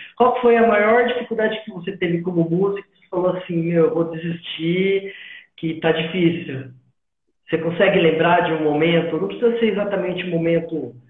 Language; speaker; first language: Portuguese; native; Portuguese